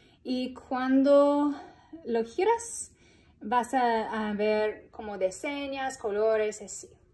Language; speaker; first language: Spanish; non-native, fluent; English